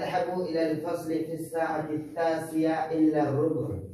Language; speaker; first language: Arabic; non-native, learner; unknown